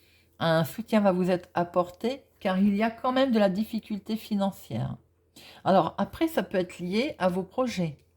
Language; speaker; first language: French; native; French